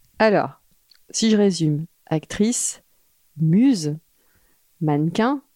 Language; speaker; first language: French; native; French